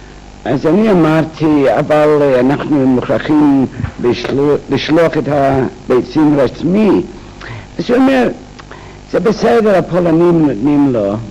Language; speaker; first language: Hebrew; non-native, fluent; English